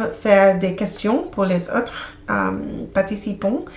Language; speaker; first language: French; non-native, learner; English